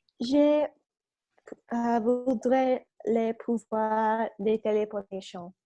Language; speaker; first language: French; non-native, learner; English